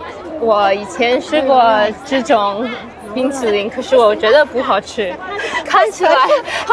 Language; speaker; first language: Chinese; non-native, learner; English